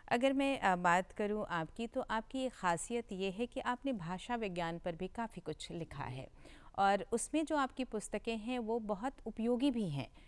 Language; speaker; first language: Hindi; native; Hindi